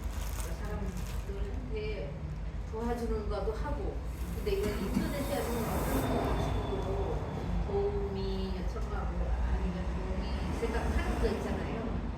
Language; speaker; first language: Korean; non-native, learner; Nepali